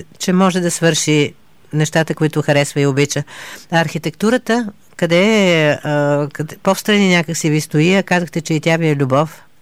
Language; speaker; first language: Bulgarian; native; Bulgarian